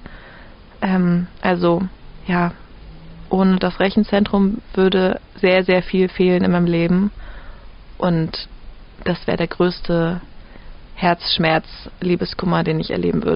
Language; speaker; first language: German; native; German